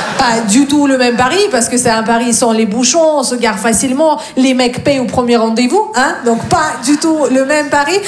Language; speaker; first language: French; non-native, fluent; Russian